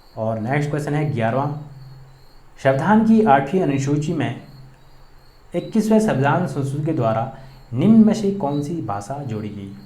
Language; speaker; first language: Hindi; native; Hindi